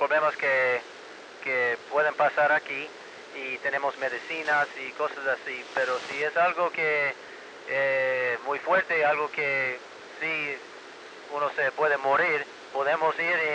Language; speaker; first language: Spanish; early bilingual, heritage; Spanish